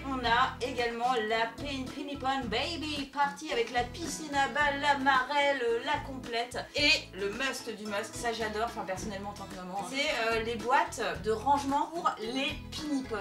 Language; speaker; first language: French; native; French